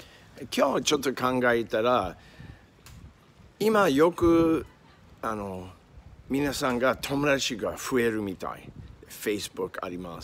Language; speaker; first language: Japanese; non-native, learner; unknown